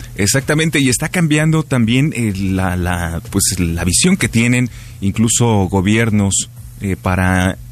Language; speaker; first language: Spanish; native; Spanish